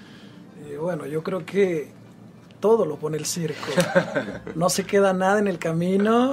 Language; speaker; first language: Spanish; native; Spanish